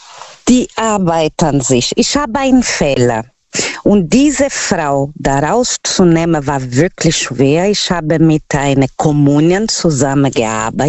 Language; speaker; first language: German; non-native, local second language; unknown